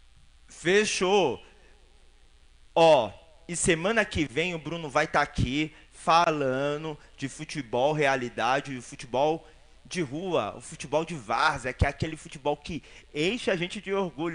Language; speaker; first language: Portuguese; native; Portuguese